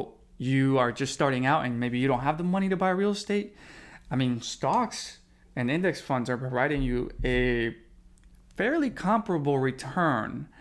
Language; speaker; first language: English; native; English